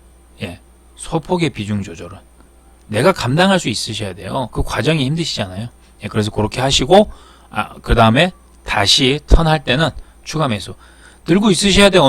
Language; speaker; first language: Korean; native; Korean